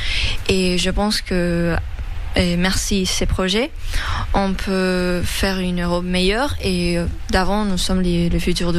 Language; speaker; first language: French; early bilingual, other home language; Spanish